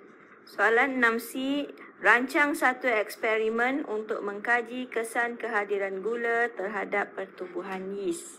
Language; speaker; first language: Malay; native; Malay